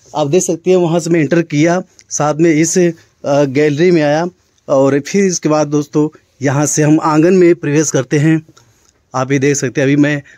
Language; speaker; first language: Hindi; native; Hindi